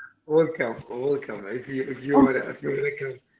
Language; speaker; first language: English; non-native, learner; Arabic